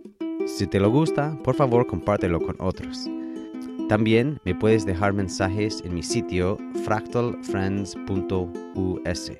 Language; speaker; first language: Spanish; non-native, fluent; English